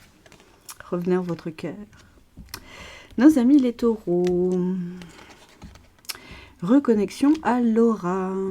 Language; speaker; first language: French; native; French